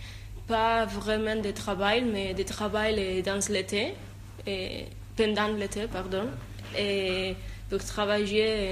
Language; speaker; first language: French; non-native, learner; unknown